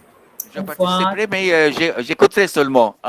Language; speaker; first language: French; non-native, fluent; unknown